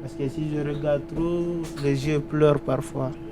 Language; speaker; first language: French; non-native, local second language; Fula